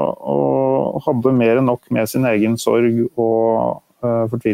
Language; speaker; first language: Norwegian; native; Norwegian